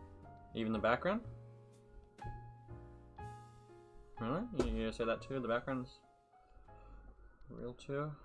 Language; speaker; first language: English; native; English